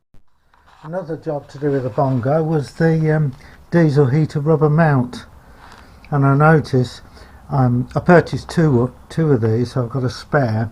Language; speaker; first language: English; native; English